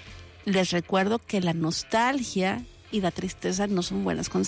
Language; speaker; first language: Spanish; native; Spanish